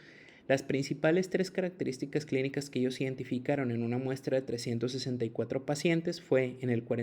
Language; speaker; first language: Spanish; native; Spanish